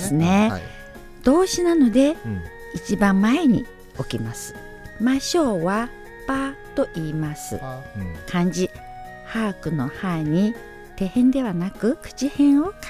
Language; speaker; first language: Japanese; non-native, fluent; Chinese